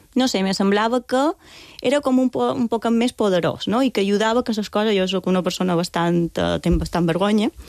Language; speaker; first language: Catalan; non-native, local second language; Spanish